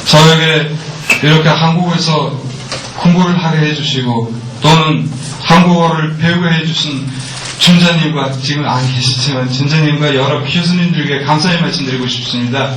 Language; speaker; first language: Korean; non-native, fluent; Mongolian